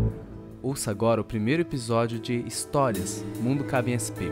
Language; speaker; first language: Portuguese; native; Portuguese